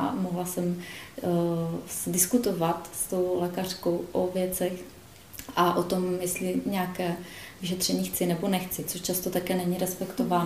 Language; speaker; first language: Czech; native; Czech